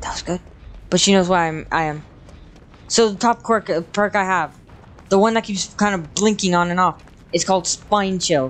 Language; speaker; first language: English; native; English